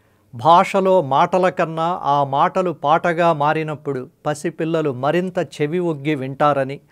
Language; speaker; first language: Telugu; native; Telugu